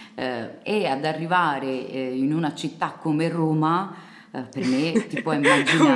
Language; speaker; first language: Italian; early bilingual, other home language; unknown